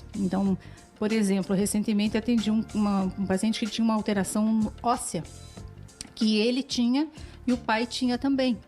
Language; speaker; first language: Portuguese; native; Portuguese